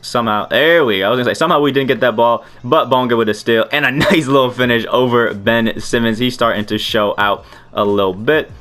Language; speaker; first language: English; native; English